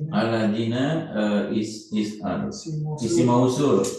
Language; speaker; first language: Arabic; non-native, learner; Indonesian